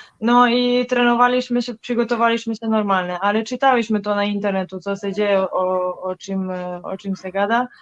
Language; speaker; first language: Polish; non-native, learner; Serbian